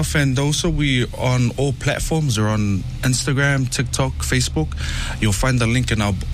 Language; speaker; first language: English; native; English